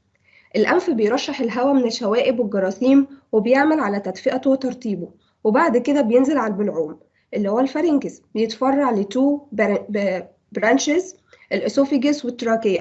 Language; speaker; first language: Arabic; native; Arabic